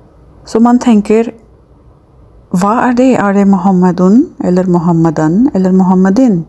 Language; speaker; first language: Norwegian; non-native, fluent; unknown